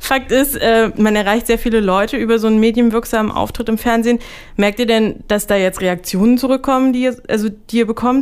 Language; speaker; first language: German; native; German